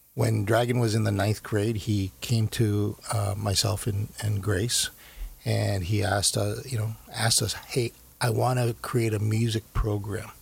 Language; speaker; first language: English; native; English